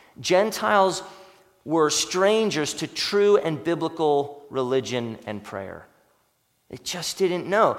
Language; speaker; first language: English; native; English